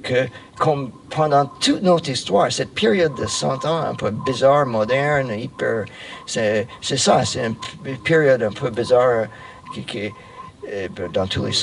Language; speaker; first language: French; non-native, fluent; English